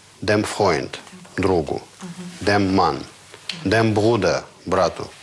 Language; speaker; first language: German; non-native, fluent; Russian